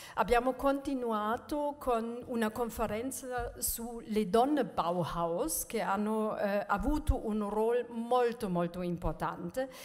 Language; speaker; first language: Italian; non-native, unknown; German